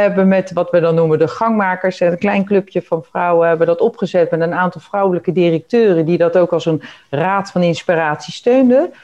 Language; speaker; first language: Dutch; native; Dutch